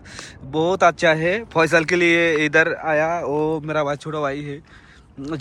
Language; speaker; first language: Hindi; non-native, learner; Bangla